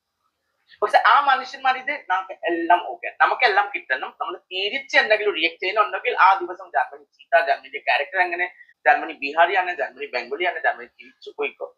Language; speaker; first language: Malayalam; non-native, learner; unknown